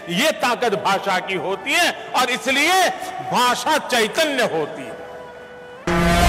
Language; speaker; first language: Hindi; non-native, local second language; Gujarati